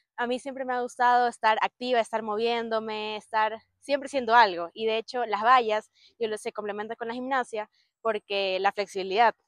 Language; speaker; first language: Spanish; native; Spanish